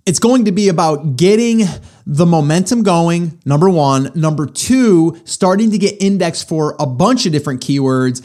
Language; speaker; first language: English; native; English